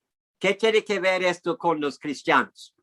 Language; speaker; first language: Spanish; non-native, fluent; English